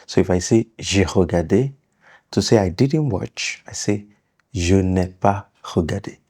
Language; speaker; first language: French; non-native, fluent; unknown